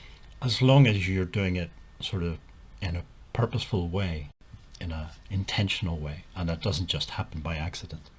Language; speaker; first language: English; native; English